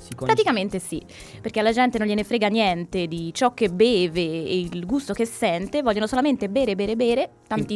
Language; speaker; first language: Italian; native; Italian